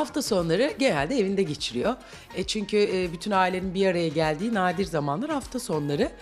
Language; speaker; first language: Turkish; native; Turkish